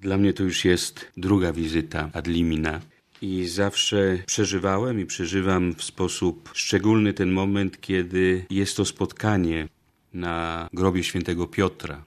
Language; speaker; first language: Polish; native; Polish